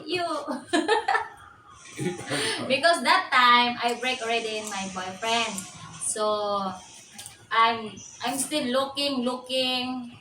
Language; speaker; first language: English; non-native, local second language; Cebuano